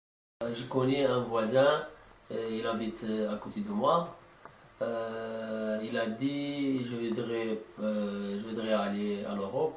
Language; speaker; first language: French; non-native, learner; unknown